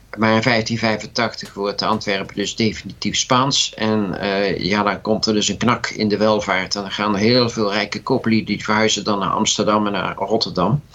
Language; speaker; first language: Dutch; native; Dutch